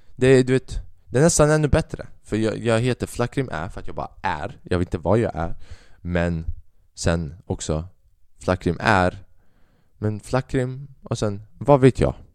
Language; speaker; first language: Swedish; native; Swedish